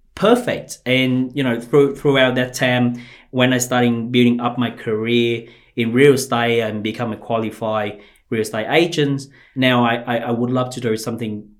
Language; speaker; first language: English; non-native, fluent; Vietnamese